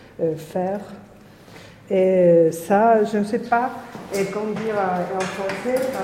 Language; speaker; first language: French; non-native, fluent; Spanish